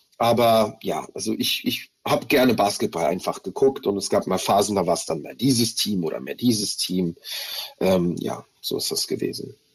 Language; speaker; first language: German; early bilingual, other home language; Hebrew